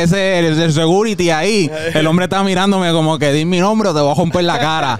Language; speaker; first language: Spanish; early bilingual, heritage; Spanish